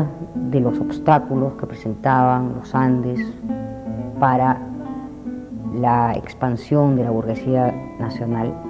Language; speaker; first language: Spanish; native; Spanish